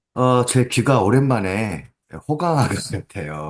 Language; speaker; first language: Korean; native; Korean